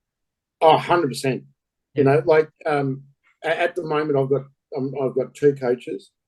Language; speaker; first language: English; native; English